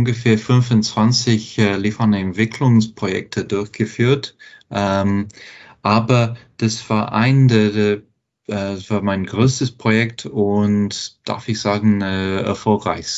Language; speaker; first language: German; non-native, fluent; English